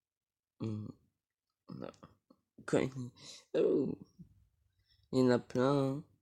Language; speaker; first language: French; native; French